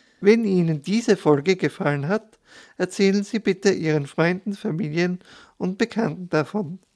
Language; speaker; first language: German; non-native, learner; Romanian